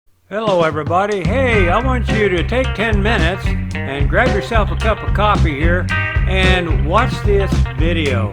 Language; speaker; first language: English; native; English